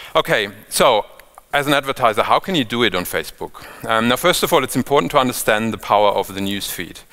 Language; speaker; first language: English; non-native, fluent; German